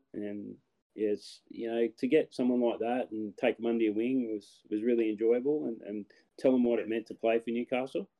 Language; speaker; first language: English; native; English